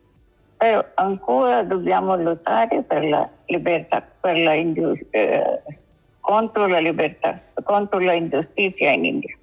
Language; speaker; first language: Italian; non-native, learner; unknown